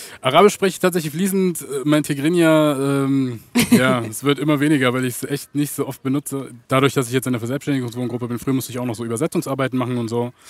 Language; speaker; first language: German; early bilingual, other home language; Arabic